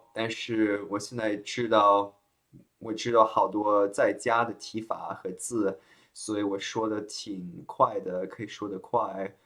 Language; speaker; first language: Chinese; early bilingual, heritage; Chinese